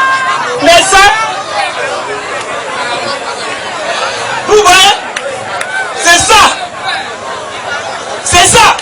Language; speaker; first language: French; non-native, local second language; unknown